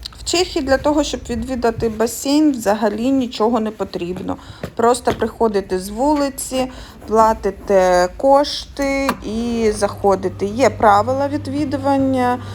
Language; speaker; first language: Ukrainian; non-native, local second language; Russian